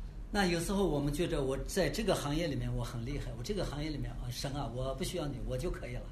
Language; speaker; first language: Chinese; native; Chinese